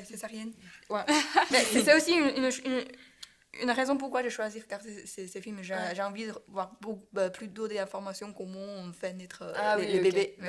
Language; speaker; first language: French; non-native, learner; Chinese